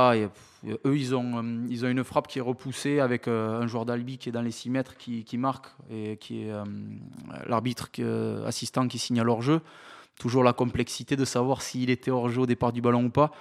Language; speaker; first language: French; native; French